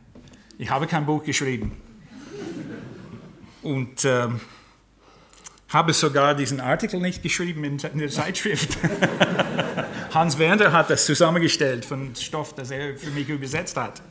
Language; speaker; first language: German; non-native, fluent; English